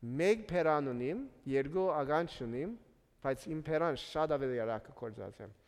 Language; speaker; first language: Armenian; early bilingual, heritage; Armenian